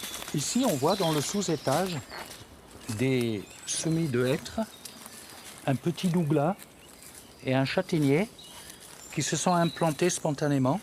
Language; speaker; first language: French; native; French